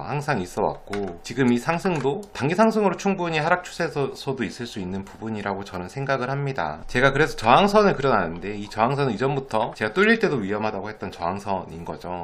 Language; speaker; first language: Korean; native; Korean